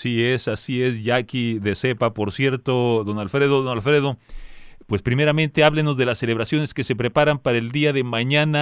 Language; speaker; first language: Spanish; native; Spanish